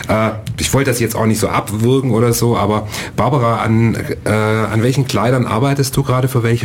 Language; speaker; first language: German; native; German